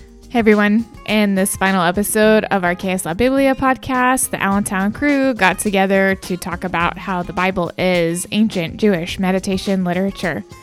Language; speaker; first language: English; native; English